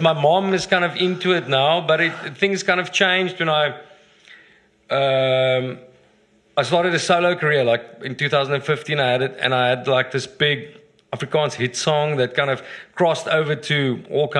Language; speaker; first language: English; non-native, local second language; Afrikaans